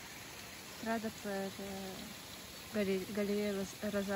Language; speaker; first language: Italian; non-native, learner; Russian